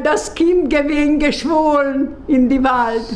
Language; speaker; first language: German; non-native, learner; Hungarian